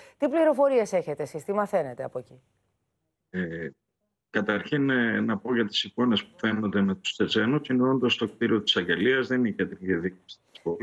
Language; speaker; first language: Greek; native; Greek